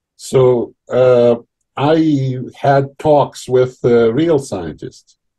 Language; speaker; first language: English; non-native, fluent; Russian